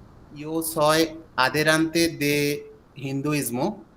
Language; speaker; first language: Spanish; non-native, learner; Bangla